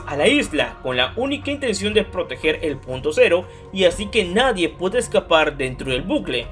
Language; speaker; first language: Spanish; native; Spanish